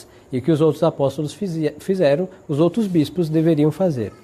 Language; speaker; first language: Portuguese; native; Portuguese